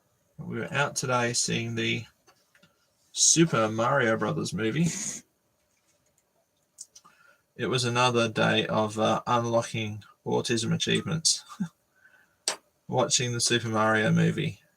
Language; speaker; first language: English; native; English